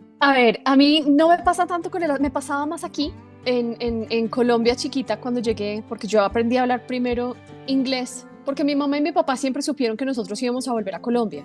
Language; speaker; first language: Spanish; early bilingual, other home language; English